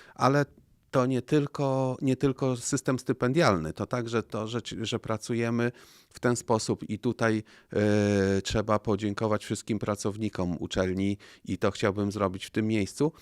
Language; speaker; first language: Polish; native; Polish